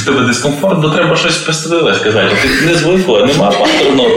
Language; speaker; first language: Ukrainian; non-native, local second language; Russian